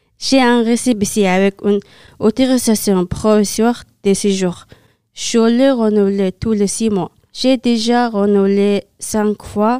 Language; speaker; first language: French; non-native, learner; Mongolian